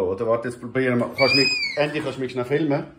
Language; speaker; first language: German; native; German